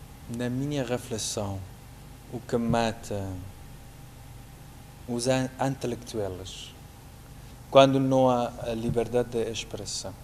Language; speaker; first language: Portuguese; non-native, fluent; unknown